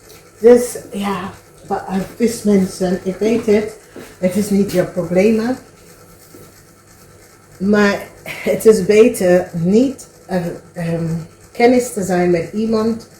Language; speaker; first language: Dutch; non-native, learner; English